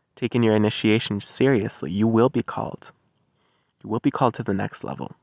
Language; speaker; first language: English; native; English